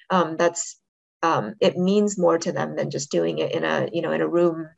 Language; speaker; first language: English; native; English